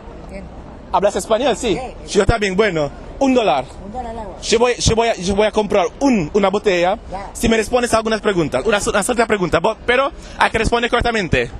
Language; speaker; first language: Spanish; non-native, learner; English